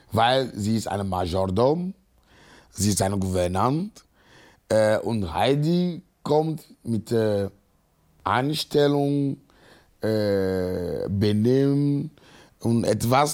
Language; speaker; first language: German; non-native, fluent; Ewe